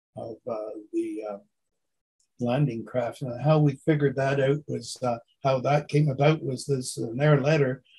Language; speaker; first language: English; native; English